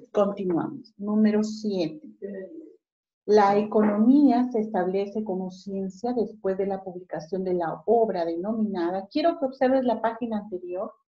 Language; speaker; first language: Spanish; native; Spanish